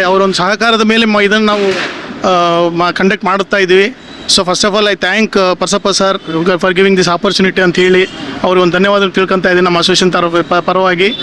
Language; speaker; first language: Kannada; native; Kannada